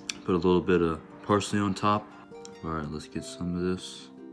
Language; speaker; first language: English; early bilingual, other home language; Japanese